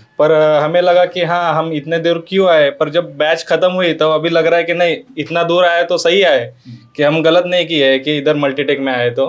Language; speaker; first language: Hindi; non-native, local second language; Marathi